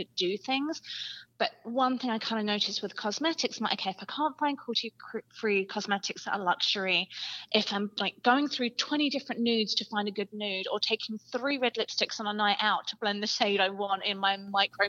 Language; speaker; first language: English; native; English